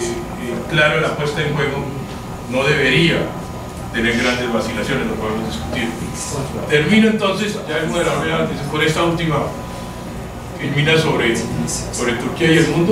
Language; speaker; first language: Spanish; native; Spanish